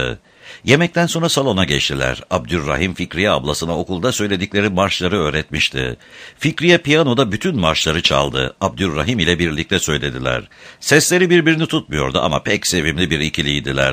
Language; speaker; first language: Turkish; native; Turkish